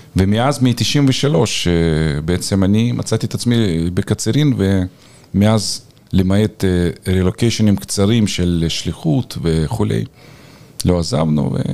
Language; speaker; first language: Hebrew; non-native, fluent; Russian